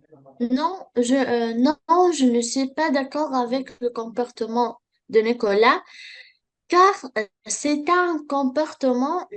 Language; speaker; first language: French; non-native, learner; Arabic